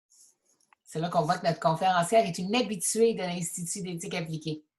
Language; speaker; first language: French; native; French